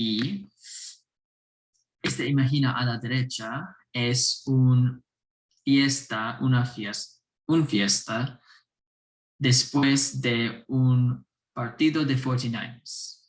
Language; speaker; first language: Spanish; non-native, learner; English